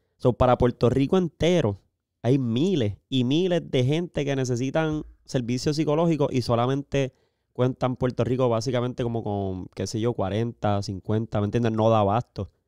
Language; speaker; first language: Spanish; native; Spanish